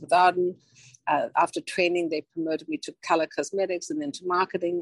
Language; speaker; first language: English; native; English